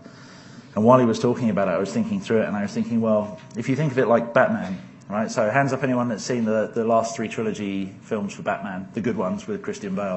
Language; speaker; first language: English; native; English